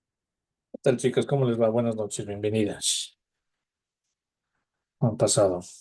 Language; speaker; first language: Spanish; native; Spanish